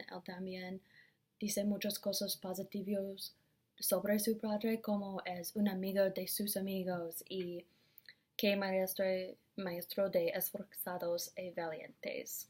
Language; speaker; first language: Spanish; non-native, learner; English